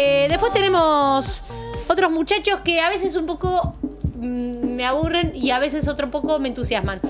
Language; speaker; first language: Spanish; native; Spanish